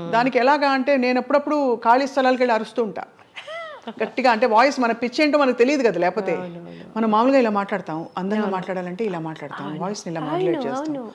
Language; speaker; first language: Telugu; native; Telugu